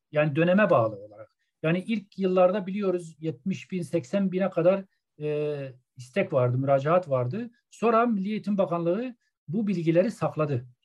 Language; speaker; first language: Turkish; non-native, local second language; Zaza